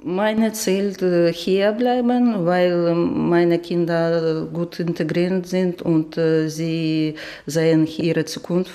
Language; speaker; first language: German; non-native, learner; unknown